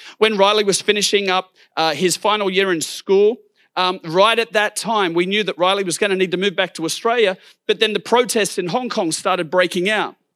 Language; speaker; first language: English; native; English